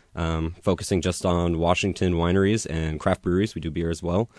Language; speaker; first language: English; native; English